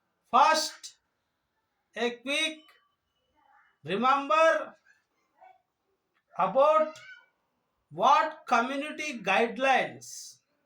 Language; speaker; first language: English; non-native, local second language; Telugu